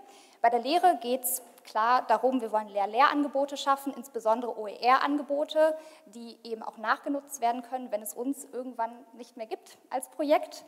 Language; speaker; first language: German; native; German